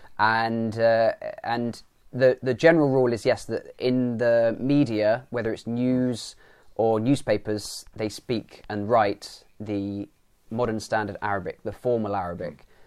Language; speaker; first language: English; native; English